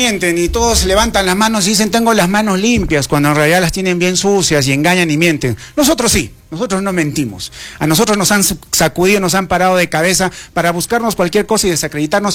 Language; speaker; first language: Spanish; native; Spanish